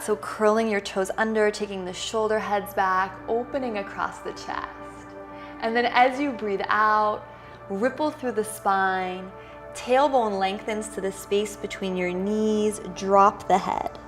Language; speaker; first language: English; native; English